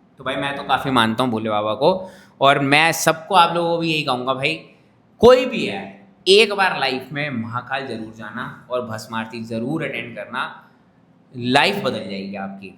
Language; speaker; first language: Hindi; native; Hindi